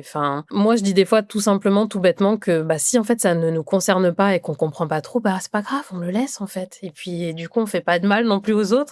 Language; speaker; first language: French; native; French